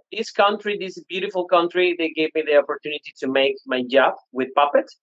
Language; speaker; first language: English; non-native, learner; Spanish